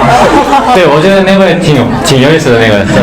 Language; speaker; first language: Chinese; non-native, learner; Korean